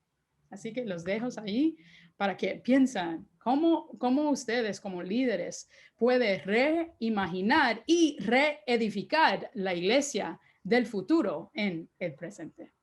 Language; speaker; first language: Spanish; early bilingual, heritage; Spanish